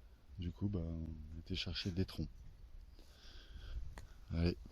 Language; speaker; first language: French; native; French